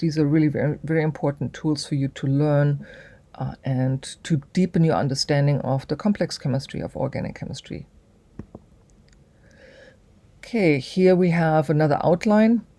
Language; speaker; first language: English; native; English